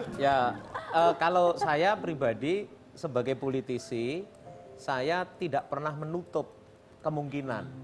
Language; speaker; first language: Indonesian; non-native, local second language; Javanese